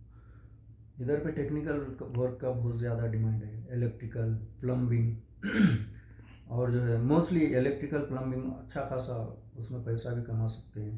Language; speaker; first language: Hindi; native; Hindi